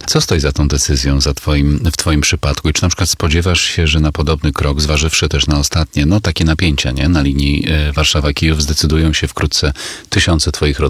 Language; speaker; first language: Polish; native; Polish